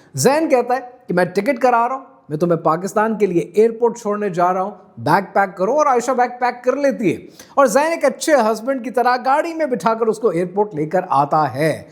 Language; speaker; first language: Urdu; non-native, local second language; Punjabi